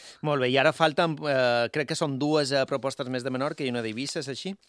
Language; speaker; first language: Catalan; native; Catalan